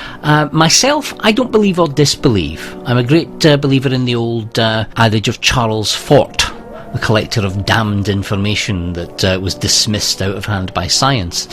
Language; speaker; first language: English; native; English